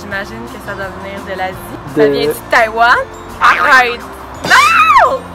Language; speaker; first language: French; native; French